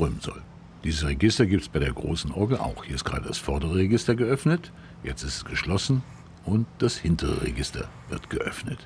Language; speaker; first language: German; native; German